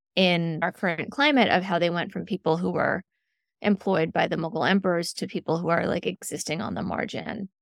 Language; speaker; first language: English; native; English